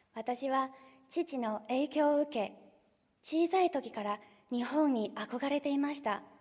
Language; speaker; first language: Japanese; non-native, fluent; Chinese